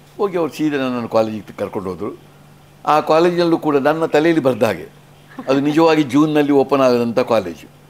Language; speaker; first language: Kannada; non-native, local second language; Tulu